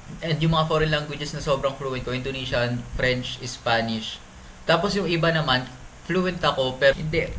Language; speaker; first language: Filipino; native; Filipino